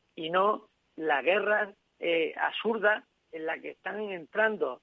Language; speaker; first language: Spanish; native; Spanish